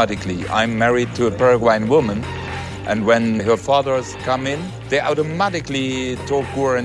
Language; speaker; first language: English; non-native, fluent; German